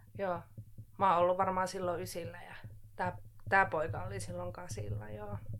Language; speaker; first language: Finnish; non-native, local second language; Swedish